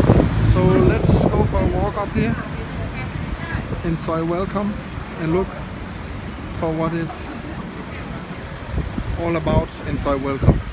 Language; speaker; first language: English; non-native, fluent; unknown